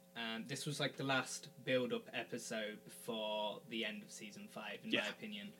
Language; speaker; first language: English; native; English